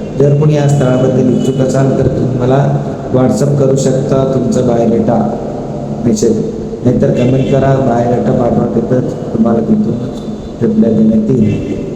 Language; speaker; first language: Marathi; non-native, local second language; Kannada